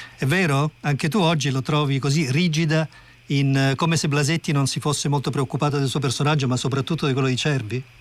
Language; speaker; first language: Italian; native; Italian